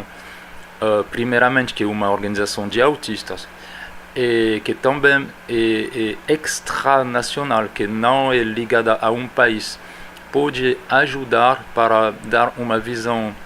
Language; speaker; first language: Portuguese; non-native, fluent; French